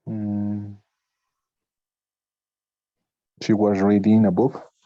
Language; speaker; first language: English; non-native, learner; Spanish